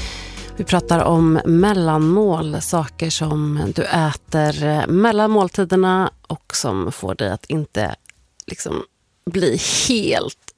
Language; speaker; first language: Swedish; native; Swedish